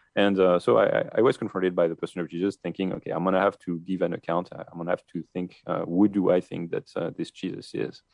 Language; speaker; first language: English; non-native, fluent; French